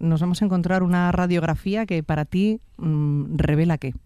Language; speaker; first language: Spanish; native; Spanish